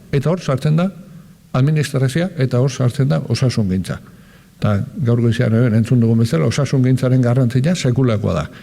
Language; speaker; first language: Basque; native; Basque